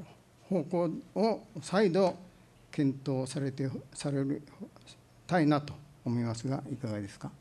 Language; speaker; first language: Japanese; native; Japanese